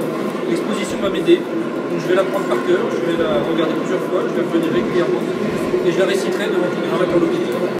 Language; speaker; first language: French; native; French